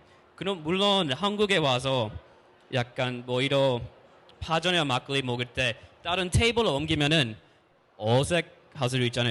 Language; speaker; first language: Korean; non-native, fluent; English